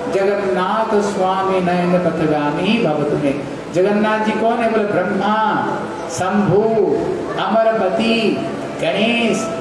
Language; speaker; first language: Hindi; native; Hindi